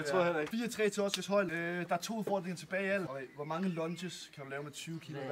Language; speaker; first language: Danish; native; Danish